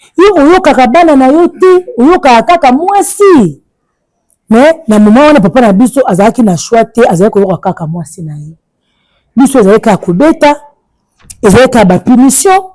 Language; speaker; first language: Lingala; native; Lingala